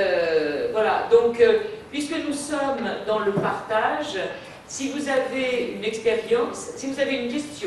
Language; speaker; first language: French; native; French